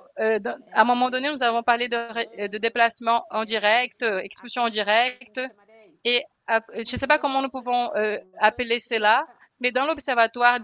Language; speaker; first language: French; non-native, fluent; Portuguese